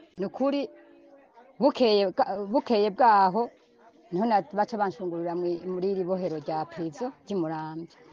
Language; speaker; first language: Rundi; native; Rundi